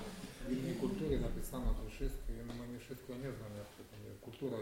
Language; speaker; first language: Polish; non-native, learner; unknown